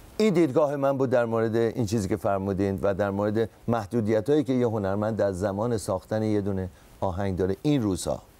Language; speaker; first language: Persian; native; Persian